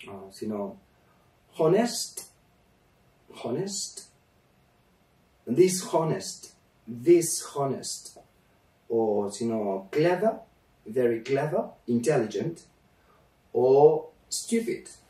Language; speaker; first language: English; non-native, fluent; Spanish